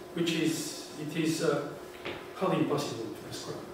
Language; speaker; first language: English; non-native, fluent; Portuguese